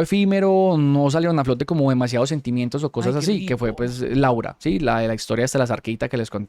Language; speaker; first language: Spanish; native; Spanish